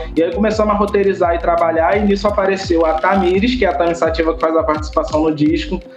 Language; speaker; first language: Portuguese; native; Portuguese